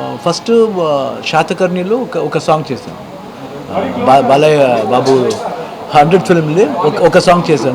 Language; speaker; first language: Telugu; non-native, learner; Kannada